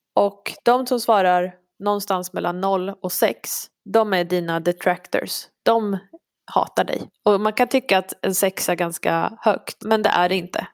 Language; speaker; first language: Swedish; native; Swedish